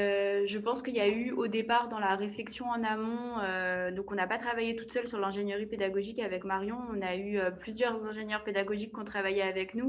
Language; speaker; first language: French; native; French